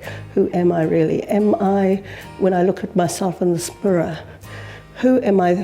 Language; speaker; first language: English; native; English